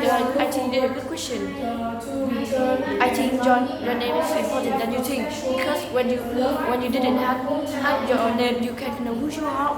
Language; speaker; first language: English; non-native, learner; Vietnamese